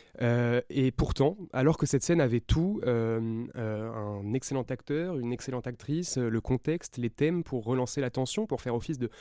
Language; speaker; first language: French; native; French